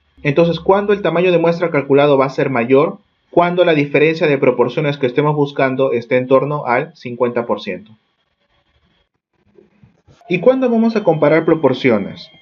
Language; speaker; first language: Spanish; native; Spanish